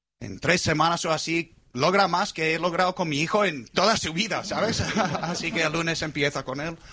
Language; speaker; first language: Spanish; non-native, fluent; English